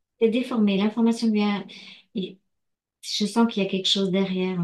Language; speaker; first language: French; native; French